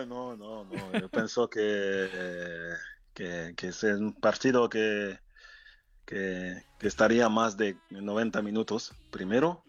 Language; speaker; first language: Spanish; non-native, fluent; French